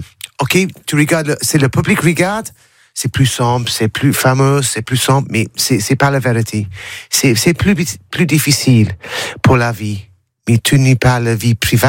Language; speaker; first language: French; non-native, learner; English